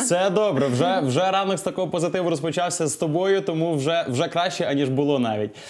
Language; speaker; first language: Ukrainian; native; Ukrainian